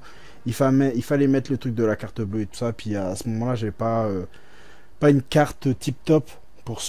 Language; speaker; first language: French; native; French